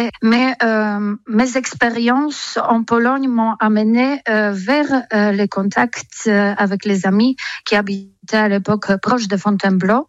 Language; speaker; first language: French; non-native, fluent; Polish